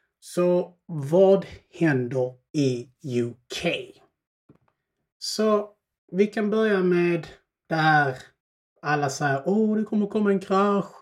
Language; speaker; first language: Swedish; early bilingual, other home language; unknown